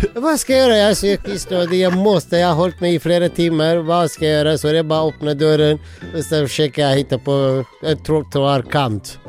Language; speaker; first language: Swedish; non-native, fluent; Arabic